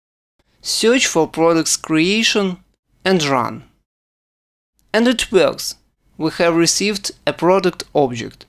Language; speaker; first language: English; non-native, fluent; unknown